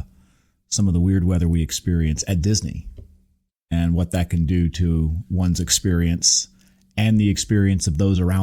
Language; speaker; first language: English; native; English